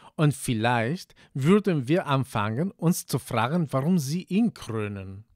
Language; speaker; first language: German; non-native, fluent; Spanish